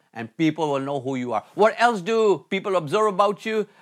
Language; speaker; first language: English; non-native, local second language; Hindi